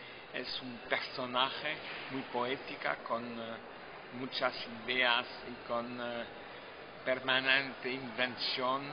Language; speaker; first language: Spanish; non-native, fluent; French